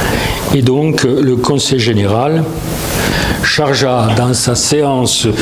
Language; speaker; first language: French; native; French